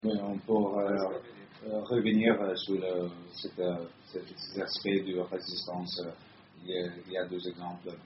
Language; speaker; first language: French; non-native, fluent; Italian